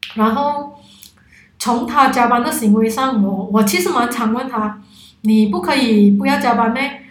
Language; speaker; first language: Chinese; non-native, local second language; Cantonese